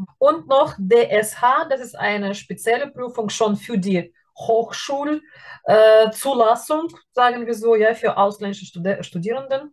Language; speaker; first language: German; non-native, fluent; Russian